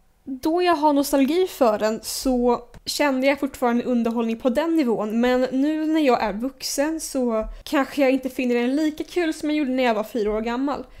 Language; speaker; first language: Swedish; native; Swedish